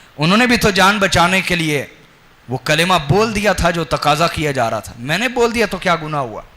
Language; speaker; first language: Urdu; non-native, local second language; Punjabi